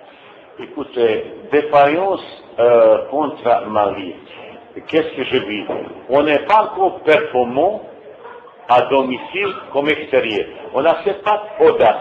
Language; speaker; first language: French; non-native, fluent; Bosnian